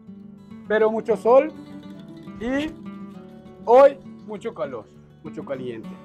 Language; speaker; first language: Spanish; non-native, learner; Turkish